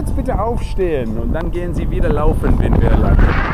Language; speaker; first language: German; non-native, fluent; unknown